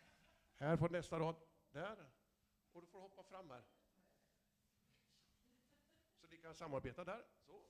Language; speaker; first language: Swedish; native; Swedish